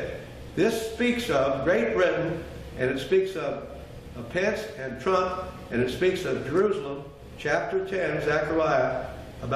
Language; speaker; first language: English; native; English